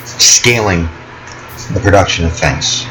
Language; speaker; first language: English; native; English